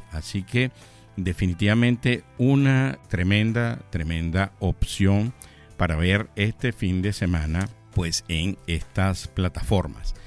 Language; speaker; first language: Spanish; native; Spanish